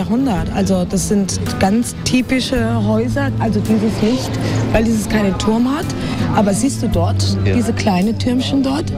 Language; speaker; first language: German; non-native, fluent; Spanish